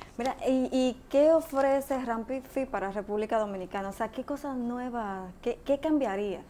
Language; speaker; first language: Spanish; native; Spanish